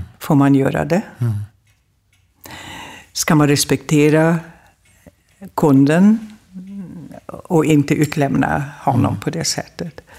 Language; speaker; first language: Swedish; non-native, fluent; German